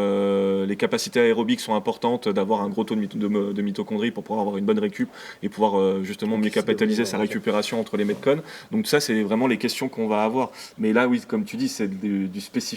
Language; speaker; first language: French; native; French